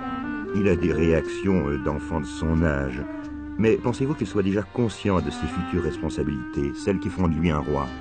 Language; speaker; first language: French; native; French